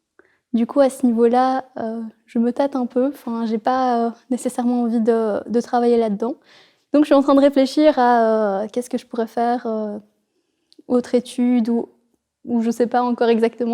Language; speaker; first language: French; native; French